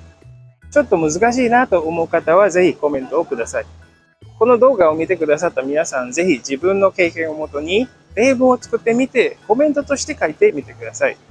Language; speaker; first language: Japanese; non-native, fluent; Indonesian